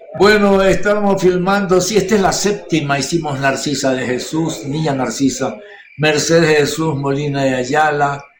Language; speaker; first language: Spanish; native; Spanish